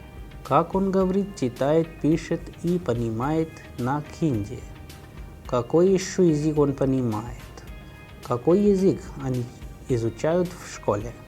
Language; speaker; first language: Russian; non-native, fluent; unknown